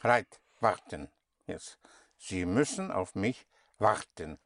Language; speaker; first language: German; non-native, fluent; English